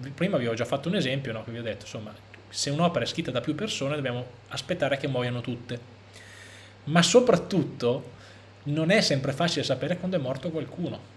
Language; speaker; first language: Italian; native; Italian